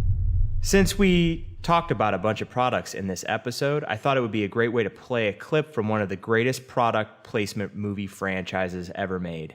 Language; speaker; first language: English; native; English